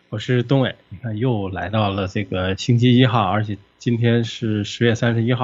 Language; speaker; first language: Chinese; native; Chinese